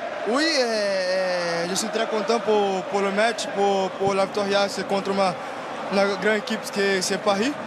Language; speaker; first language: French; non-native, learner; Portuguese